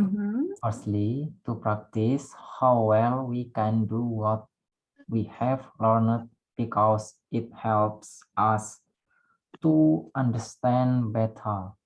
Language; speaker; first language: English; non-native, learner; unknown